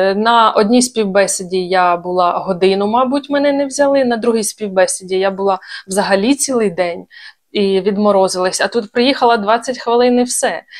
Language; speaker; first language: Ukrainian; native; Ukrainian